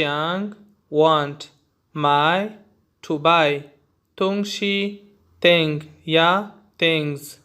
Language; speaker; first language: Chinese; non-native, learner; Urdu